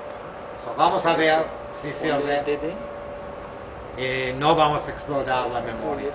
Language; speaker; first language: Spanish; non-native, fluent; English